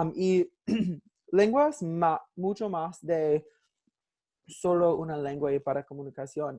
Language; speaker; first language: Spanish; non-native, learner; English